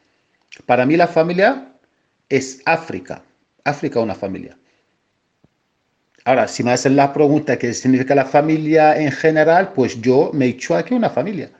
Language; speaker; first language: Spanish; non-native, fluent; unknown